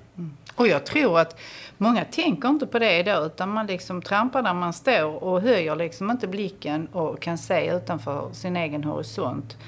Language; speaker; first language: Swedish; native; Swedish